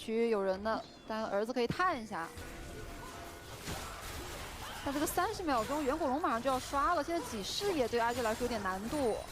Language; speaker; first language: Chinese; native; Chinese